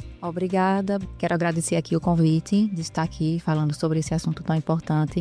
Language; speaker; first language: Portuguese; native; Portuguese